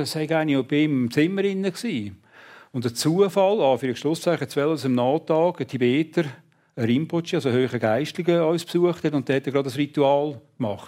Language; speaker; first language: German; native; German